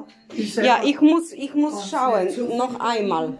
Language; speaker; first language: German; non-native, learner; Polish